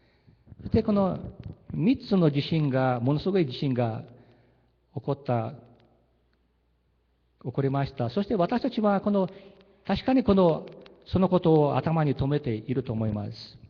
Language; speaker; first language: Japanese; early bilingual, heritage; Japanese